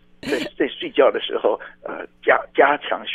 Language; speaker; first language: Chinese; native; Chinese